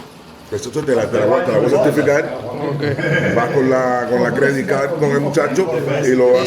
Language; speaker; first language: Spanish; native; Spanish